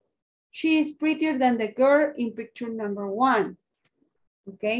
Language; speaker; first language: English; non-native, fluent; Spanish